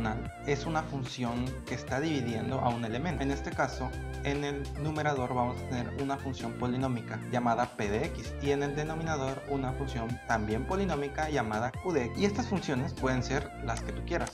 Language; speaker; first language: Spanish; native; Spanish